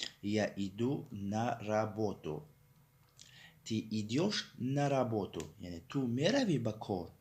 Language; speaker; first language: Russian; non-native, fluent; Tajik